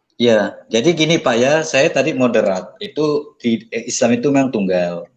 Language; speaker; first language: Indonesian; non-native, local second language; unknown